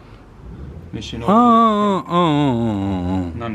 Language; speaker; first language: Japanese; non-native, learner; English